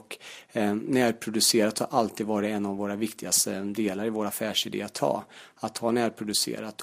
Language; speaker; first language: Swedish; native; Swedish